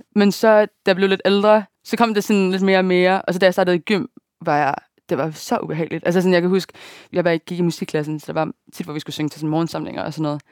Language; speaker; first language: Danish; early bilingual, other home language; Japanese